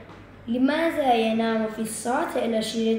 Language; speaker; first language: Arabic; non-native, learner; Turkish